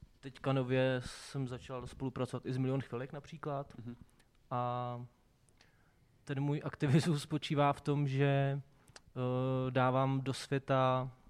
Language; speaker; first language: Czech; native; Czech